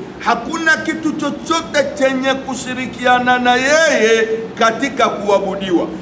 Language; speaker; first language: Swahili; native; Swahili